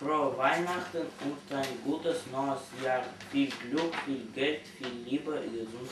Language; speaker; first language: German; non-native, learner; Russian